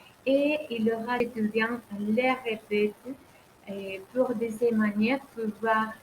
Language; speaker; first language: French; non-native, learner; Spanish